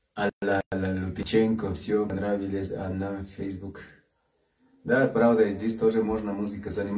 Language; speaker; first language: Russian; non-native, learner; Spanish